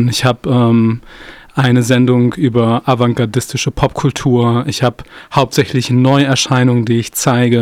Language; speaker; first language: German; native; German